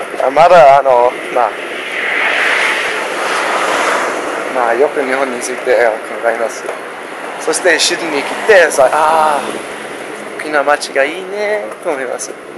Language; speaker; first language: Japanese; non-native, learner; English